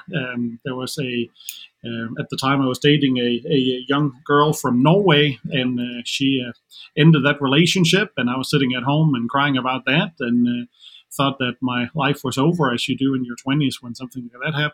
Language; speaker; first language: English; non-native, fluent; Danish